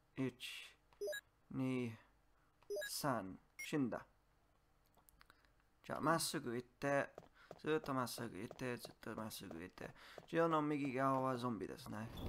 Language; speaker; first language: Japanese; non-native, learner; English